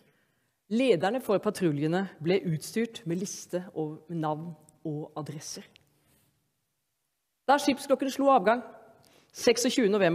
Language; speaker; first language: Norwegian; native; Norwegian